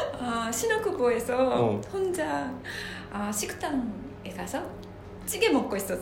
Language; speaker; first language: Korean; non-native, fluent; Japanese